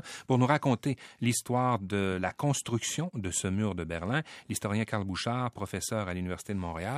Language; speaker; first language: French; native; French